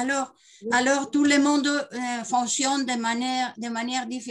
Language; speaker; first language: French; non-native, learner; Spanish